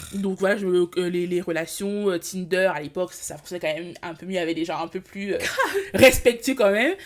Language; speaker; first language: French; early bilingual, other home language; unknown